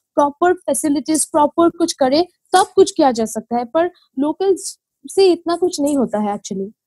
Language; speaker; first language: Hindi; non-native, local second language; Assamese